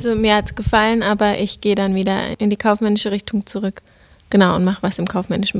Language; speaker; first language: German; native; German